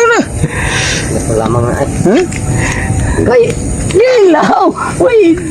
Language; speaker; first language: Filipino; non-native, local second language; Cebuano